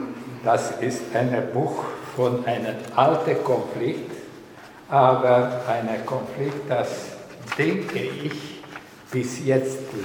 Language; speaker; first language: German; non-native, learner; Hungarian